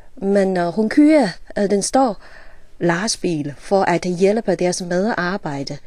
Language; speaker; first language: Danish; non-native, fluent; Chinese